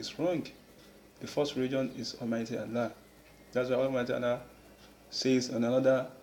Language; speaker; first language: English; non-native, local second language; Yoruba